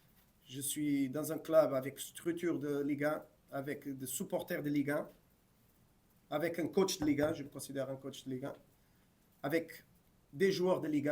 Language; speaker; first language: French; non-native, fluent; Portuguese